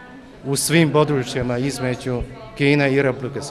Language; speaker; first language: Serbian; non-native, fluent; Chinese